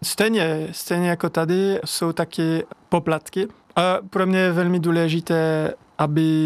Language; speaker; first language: Czech; non-native, learner; French